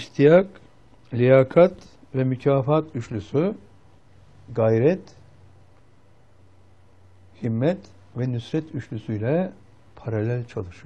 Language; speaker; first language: Turkish; native; Turkish